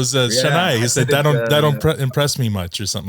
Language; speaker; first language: English; native; English